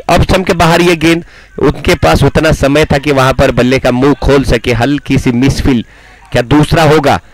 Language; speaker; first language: Hindi; non-native, local second language; Marathi